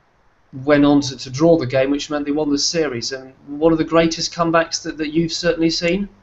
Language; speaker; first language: English; native; English